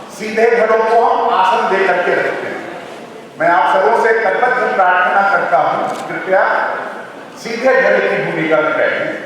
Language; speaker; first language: Hindi; native; Hindi